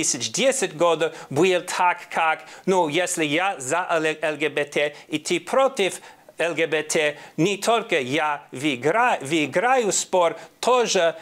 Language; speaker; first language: Russian; non-native, learner; English